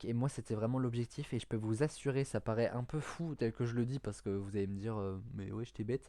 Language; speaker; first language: French; native; French